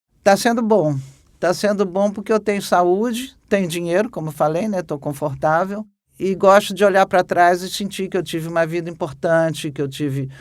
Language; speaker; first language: Portuguese; native; Portuguese